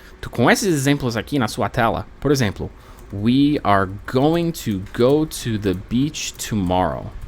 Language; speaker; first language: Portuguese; non-native, fluent; English